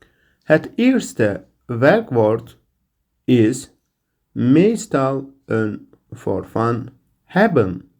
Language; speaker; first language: Dutch; non-native, learner; Turkish